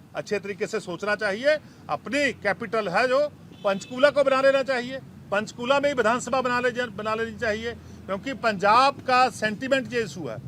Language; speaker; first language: Hindi; non-native, local second language; Punjabi